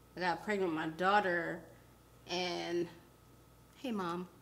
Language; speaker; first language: English; native; English